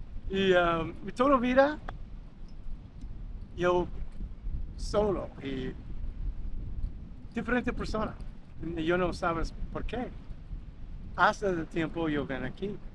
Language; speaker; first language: Spanish; non-native, learner; English